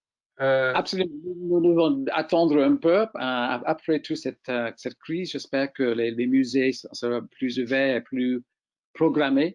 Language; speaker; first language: French; non-native, fluent; English